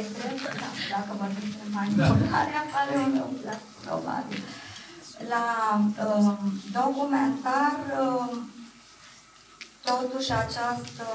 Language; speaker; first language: Romanian; native; Romanian